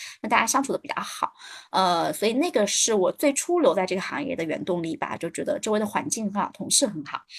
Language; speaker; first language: Chinese; native; Chinese